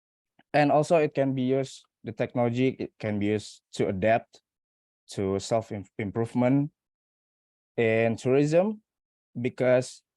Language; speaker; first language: English; non-native, learner; Indonesian